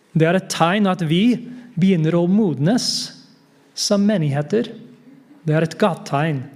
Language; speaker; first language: Norwegian; non-native, fluent; English